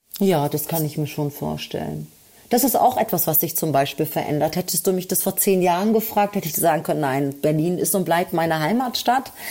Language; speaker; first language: German; early bilingual, other home language; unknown